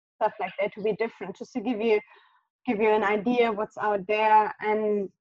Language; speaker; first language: English; non-native, fluent; German